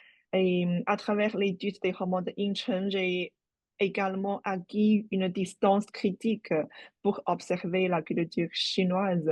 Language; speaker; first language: French; non-native, fluent; Chinese